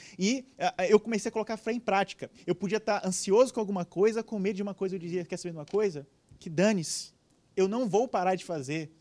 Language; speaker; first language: Portuguese; native; Portuguese